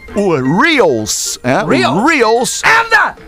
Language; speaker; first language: Portuguese; native; Portuguese